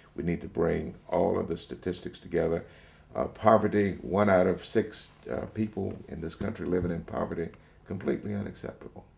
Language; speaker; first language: English; native; English